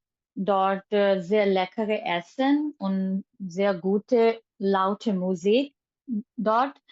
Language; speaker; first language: German; non-native, learner; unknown